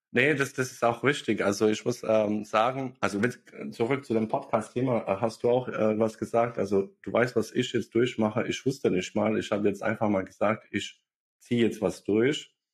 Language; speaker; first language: German; non-native, fluent; Bosnian